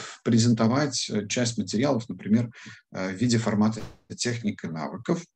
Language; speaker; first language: Russian; native; Russian